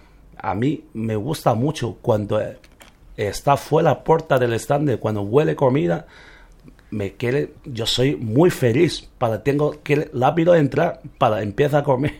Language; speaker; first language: Spanish; non-native, learner; Chinese